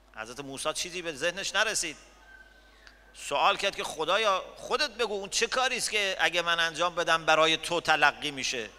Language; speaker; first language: Persian; native; Persian